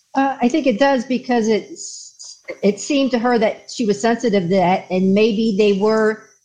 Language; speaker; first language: English; native; English